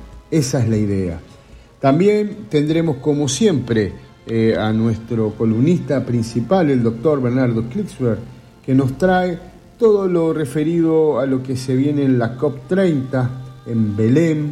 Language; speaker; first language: Spanish; native; Spanish